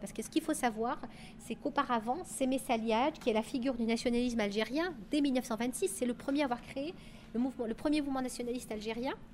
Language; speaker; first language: French; native; French